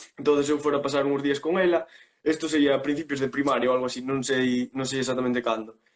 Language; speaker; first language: Galician; non-native, local second language; Spanish